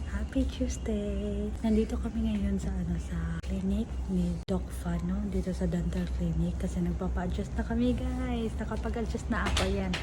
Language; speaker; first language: Filipino; non-native, local second language; Cebuano